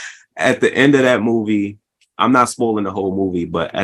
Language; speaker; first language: English; native; English